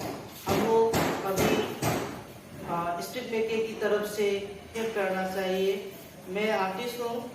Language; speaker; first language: Hindi; non-native, local second language; Manipuri